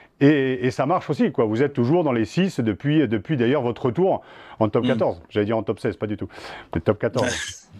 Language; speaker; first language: French; native; French